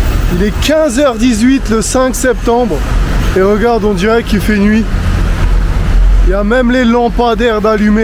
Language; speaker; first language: French; native; French